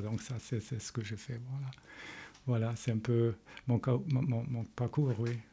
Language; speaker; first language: French; non-native, fluent; German